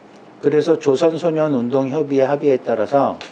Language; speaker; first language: Korean; native; Korean